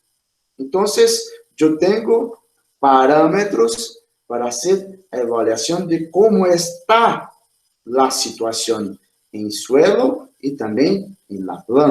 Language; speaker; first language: Spanish; non-native, fluent; Portuguese